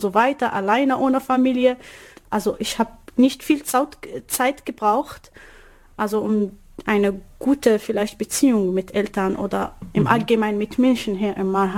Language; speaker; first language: German; non-native, learner; Arabic